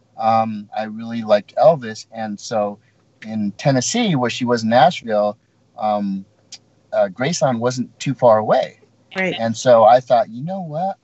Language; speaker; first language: English; native; English